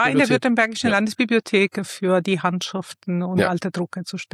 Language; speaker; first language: German; non-native, fluent; Italian